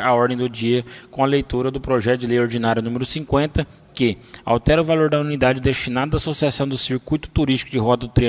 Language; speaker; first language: Portuguese; native; Portuguese